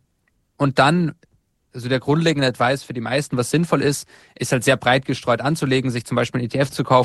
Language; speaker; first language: German; native; German